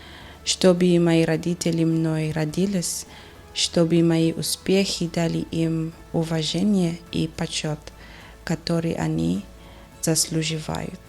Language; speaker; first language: Russian; non-native, learner; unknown